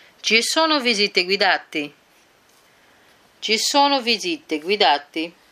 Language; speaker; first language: Italian; non-native, fluent; Portuguese